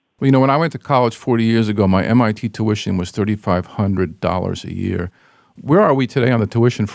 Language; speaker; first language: English; native; English